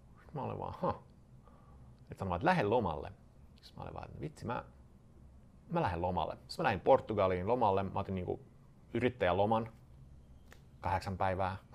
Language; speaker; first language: Finnish; non-native, fluent; Swedish